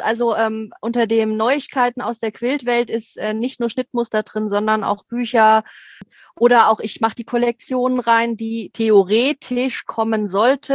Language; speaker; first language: German; native; German